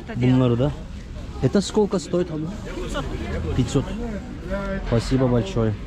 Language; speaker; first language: Russian; non-native, learner; Turkish